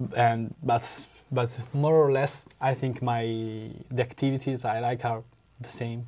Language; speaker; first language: English; non-native, learner; Italian